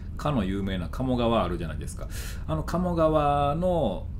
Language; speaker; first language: Japanese; native; Japanese